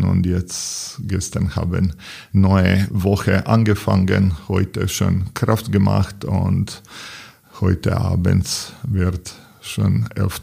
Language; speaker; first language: German; non-native, learner; Serbian